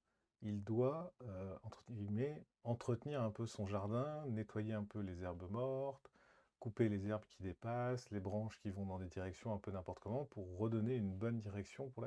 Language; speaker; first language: French; native; French